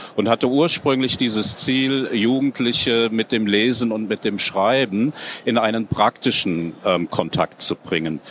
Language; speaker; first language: German; native; German